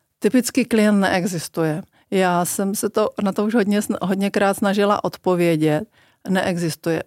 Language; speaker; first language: Czech; native; Czech